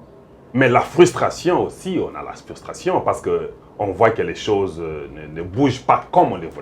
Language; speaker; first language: French; non-native, local second language; Lingala